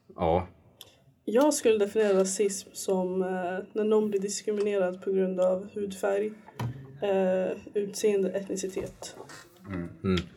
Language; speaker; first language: Swedish; early bilingual, other home language; Somali